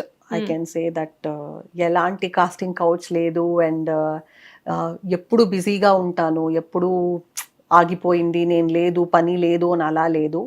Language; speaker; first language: Telugu; non-native, local second language; Kannada